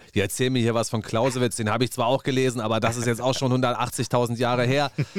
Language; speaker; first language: German; native; German